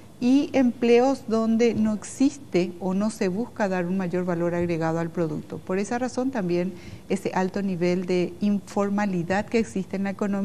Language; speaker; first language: Spanish; native; Spanish